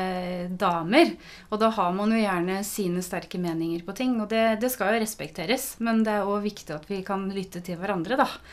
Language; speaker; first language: Norwegian; native; Norwegian